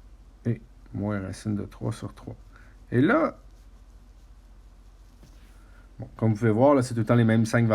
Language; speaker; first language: French; native; French